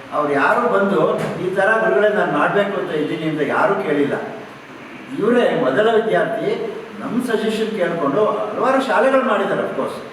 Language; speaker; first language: Kannada; native; Kannada